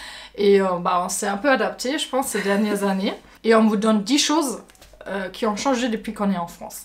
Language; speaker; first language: French; non-native, fluent; German